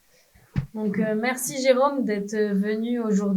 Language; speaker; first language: French; native; French